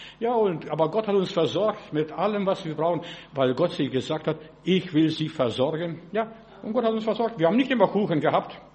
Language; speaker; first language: German; non-native, fluent; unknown